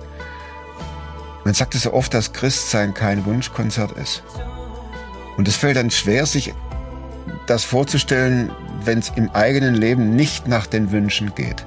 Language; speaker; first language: German; native; German